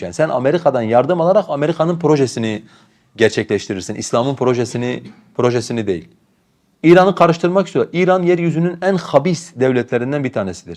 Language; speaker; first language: Turkish; non-native, local second language; Kurdish